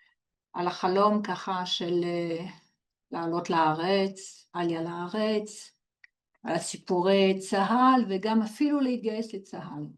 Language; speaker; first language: Hebrew; non-native, fluent; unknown